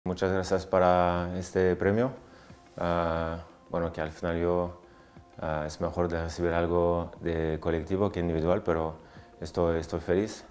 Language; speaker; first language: Spanish; non-native, learner; French